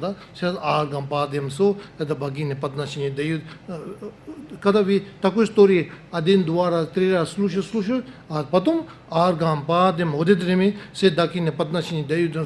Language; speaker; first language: Russian; non-native, learner; Tibetan